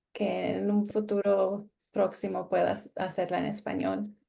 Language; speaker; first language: Spanish; non-native, learner; English